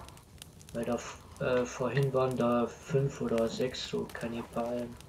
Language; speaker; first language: German; native; German